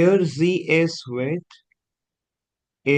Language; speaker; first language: German; non-native, fluent; Hindi